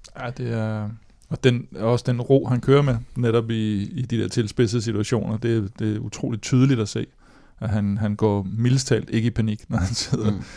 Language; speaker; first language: Danish; native; Danish